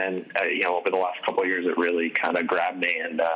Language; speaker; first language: English; native; English